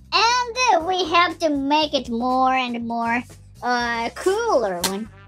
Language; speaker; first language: English; non-native, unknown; Japanese